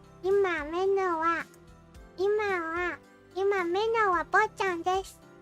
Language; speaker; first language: Japanese; non-native, learner; English